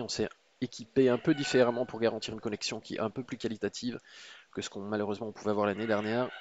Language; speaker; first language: French; native; French